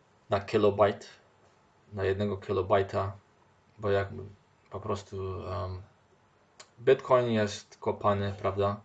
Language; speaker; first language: Polish; early bilingual, heritage; Polish